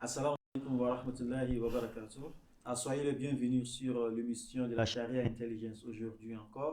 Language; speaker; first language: French; non-native, fluent; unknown